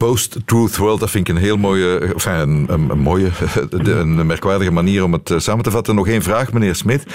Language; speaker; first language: Dutch; native; Dutch